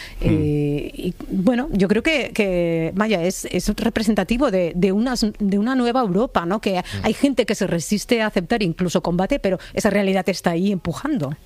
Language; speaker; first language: Spanish; native; Spanish